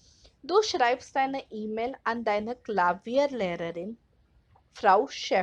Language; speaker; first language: German; non-native, fluent; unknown